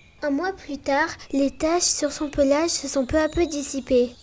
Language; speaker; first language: French; native; French